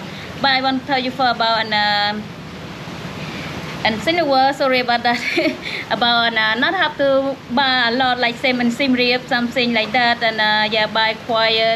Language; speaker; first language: English; non-native, learner; Khmer